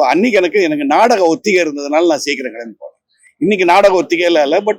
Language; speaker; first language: Tamil; native; Tamil